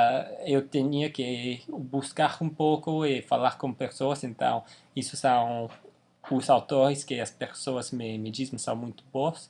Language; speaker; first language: Portuguese; non-native, fluent; English